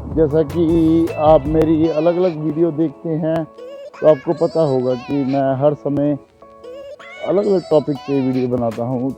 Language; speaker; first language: Hindi; non-native, local second language; Punjabi